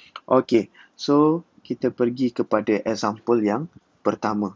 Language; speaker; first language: Malay; native; Malay